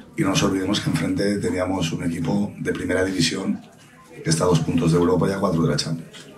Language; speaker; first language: Spanish; non-native, local second language; Catalan